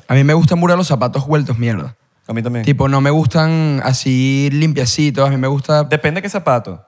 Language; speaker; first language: Spanish; native; Spanish